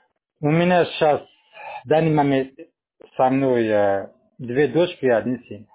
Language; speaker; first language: Russian; non-native, local second language; Tajik